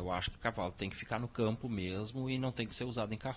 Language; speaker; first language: Portuguese; native; Portuguese